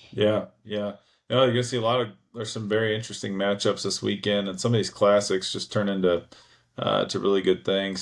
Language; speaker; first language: English; native; English